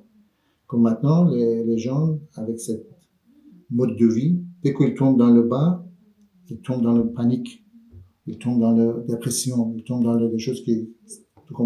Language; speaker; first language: French; non-native, fluent; Persian